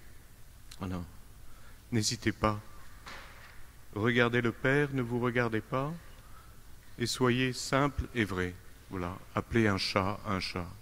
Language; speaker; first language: French; native; French